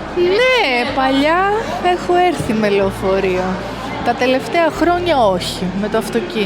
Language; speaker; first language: Greek; native; Greek